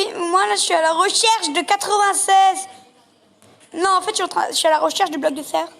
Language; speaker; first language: French; native; French